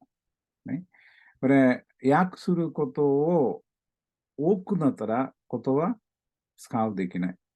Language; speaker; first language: Japanese; non-native, learner; Malayalam